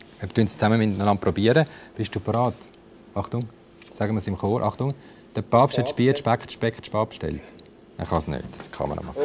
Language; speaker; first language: German; native; German